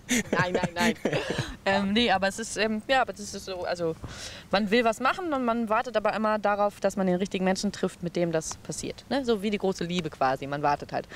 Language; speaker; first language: German; native; German